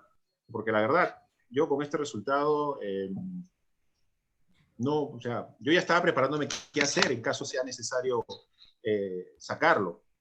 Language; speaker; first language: Spanish; native; Spanish